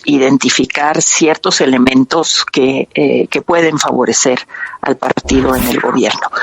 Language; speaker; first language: Spanish; native; Spanish